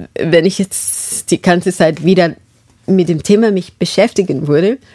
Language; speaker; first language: German; non-native, fluent; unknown